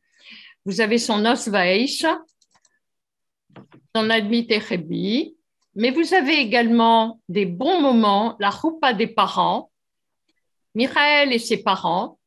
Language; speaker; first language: French; native; French